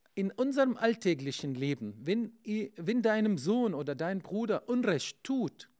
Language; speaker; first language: German; non-native, fluent; Arabic